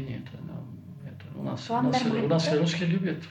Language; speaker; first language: Russian; non-native, fluent; Italian